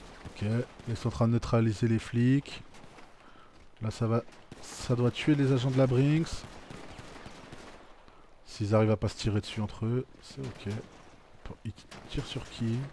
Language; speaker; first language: French; native; French